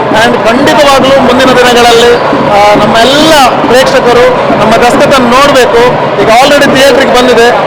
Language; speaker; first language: Kannada; non-native, local second language; Tulu